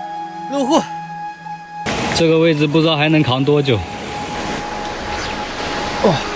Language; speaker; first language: Chinese; native; Chinese